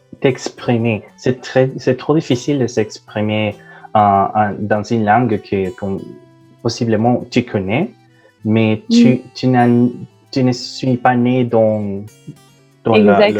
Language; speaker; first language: French; non-native, fluent; Spanish